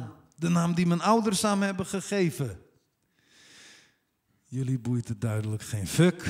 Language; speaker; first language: Dutch; native; Dutch